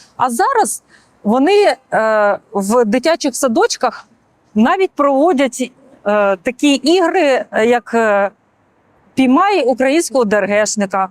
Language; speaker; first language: Ukrainian; native; Ukrainian